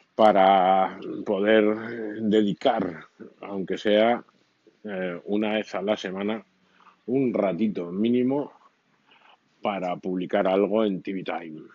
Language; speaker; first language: Spanish; native; Spanish